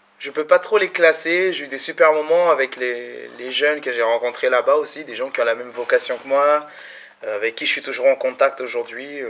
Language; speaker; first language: French; early bilingual, other home language; Malagasy